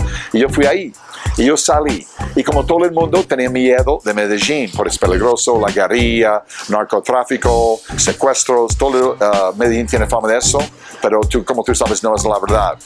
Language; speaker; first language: Spanish; non-native, fluent; English